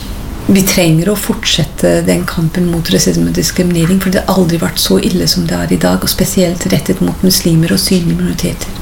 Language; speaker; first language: Norwegian; non-native, fluent; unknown